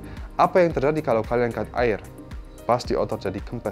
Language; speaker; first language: Indonesian; native; Indonesian